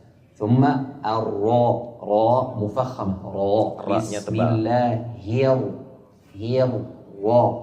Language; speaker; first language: Arabic; native; Arabic